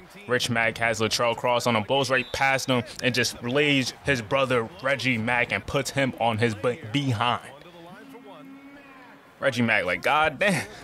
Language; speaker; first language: English; native; English